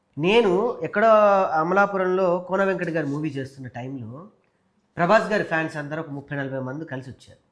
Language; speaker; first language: Telugu; native; Telugu